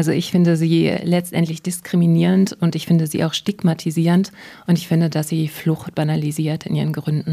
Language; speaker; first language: German; native; German